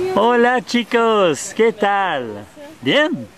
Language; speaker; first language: Spanish; non-native, learner; French